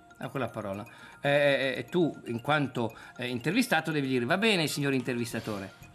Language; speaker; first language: Italian; native; Italian